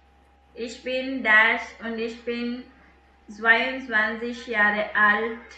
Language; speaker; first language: German; non-native, fluent; Tamil